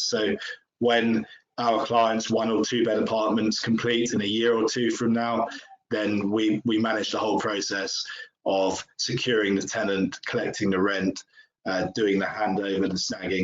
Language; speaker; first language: English; native; English